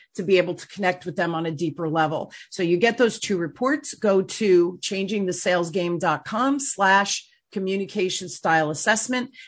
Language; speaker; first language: English; native; English